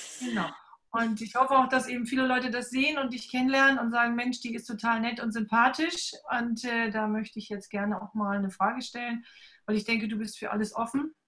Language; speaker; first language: German; native; German